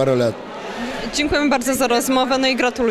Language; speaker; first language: Polish; native; Polish